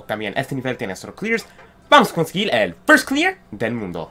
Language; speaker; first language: Spanish; early bilingual, heritage; Spanish